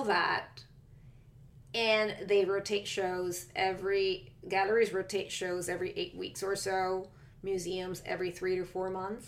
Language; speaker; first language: English; non-native, fluent; Spanish